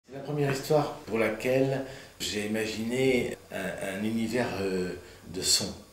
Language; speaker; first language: French; early bilingual, other home language; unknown